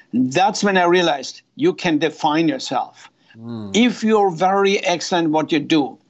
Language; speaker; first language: English; non-native, fluent; German